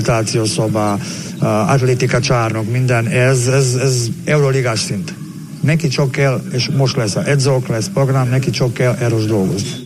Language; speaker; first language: Hungarian; non-native, learner; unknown